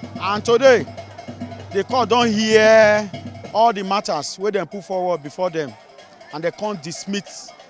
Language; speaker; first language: Nigerian Pidgin; non-native, local second language; Bini